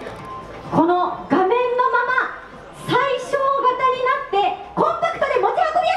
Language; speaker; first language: Japanese; native; Japanese